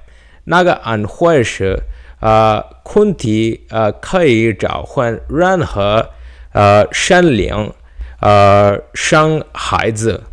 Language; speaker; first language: Chinese; non-native, learner; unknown